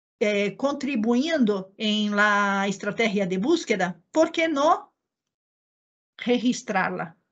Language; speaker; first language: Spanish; non-native, learner; Portuguese